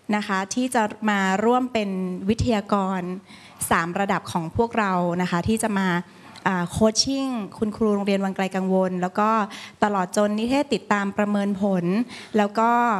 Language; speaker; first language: Thai; native; Thai